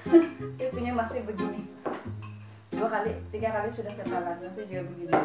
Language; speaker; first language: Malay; non-native, local second language; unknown